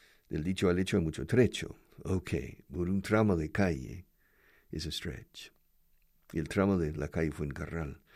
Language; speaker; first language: Spanish; non-native, fluent; English